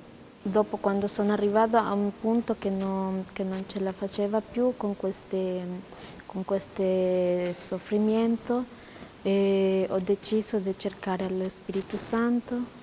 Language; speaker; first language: Italian; non-native, learner; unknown